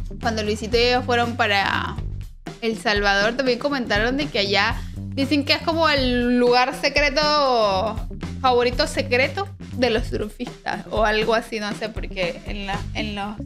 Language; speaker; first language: Spanish; native; Spanish